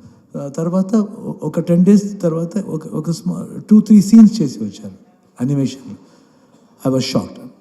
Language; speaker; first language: Telugu; non-native, learner; Kannada